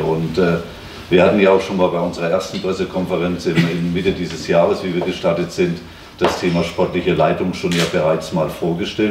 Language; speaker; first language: German; native; German